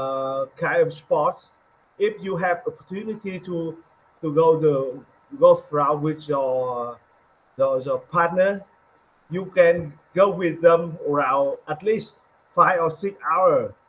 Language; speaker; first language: English; non-native, learner; Vietnamese